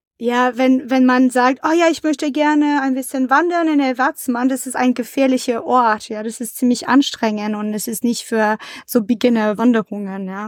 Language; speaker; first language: German; non-native, learner; French